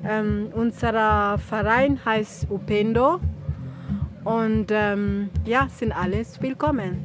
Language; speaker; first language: German; non-native, learner; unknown